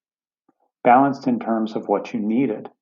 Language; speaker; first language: English; native; English